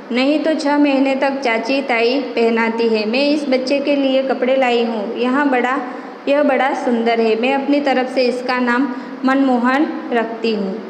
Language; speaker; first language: Hindi; non-native, local second language; Gujarati